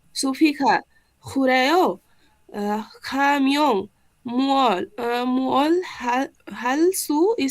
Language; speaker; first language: Korean; non-native, learner; Bangla